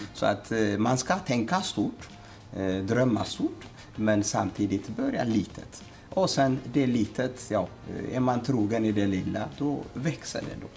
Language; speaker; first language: Swedish; non-native, fluent; Amharic